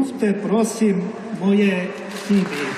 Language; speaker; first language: Czech; non-native, learner; Croatian